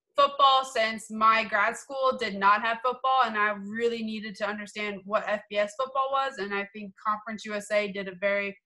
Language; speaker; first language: English; native; English